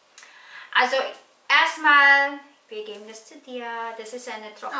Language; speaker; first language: German; non-native, learner; Filipino